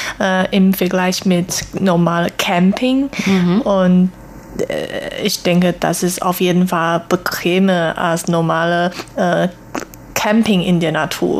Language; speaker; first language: German; non-native, learner; Chinese